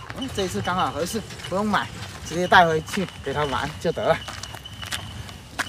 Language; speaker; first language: Chinese; native; Chinese